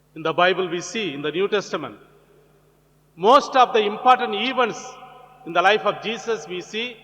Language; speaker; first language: English; non-native, local second language; Gujarati